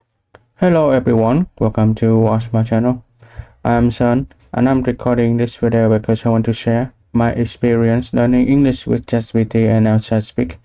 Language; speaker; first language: English; non-native, learner; Vietnamese